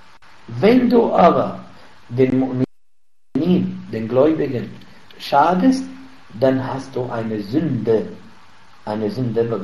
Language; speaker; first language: German; non-native, fluent; Arabic